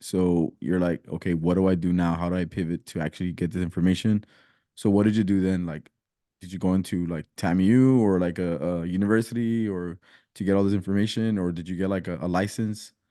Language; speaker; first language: English; early bilingual, other home language; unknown